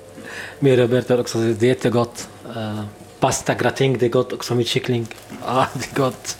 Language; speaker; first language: Swedish; non-native, learner; Arabic